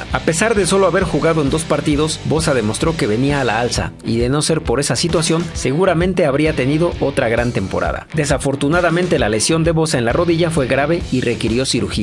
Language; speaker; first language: Spanish; native; Spanish